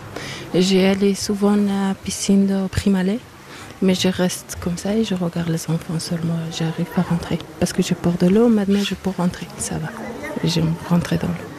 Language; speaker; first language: French; non-native, learner; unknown